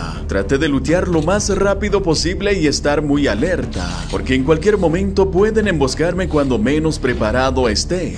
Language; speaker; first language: Spanish; native; Spanish